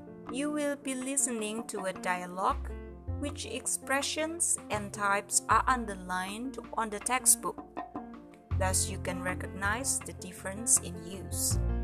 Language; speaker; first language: English; non-native, fluent; Indonesian